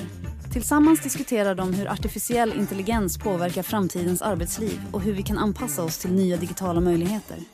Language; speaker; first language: Swedish; native; Swedish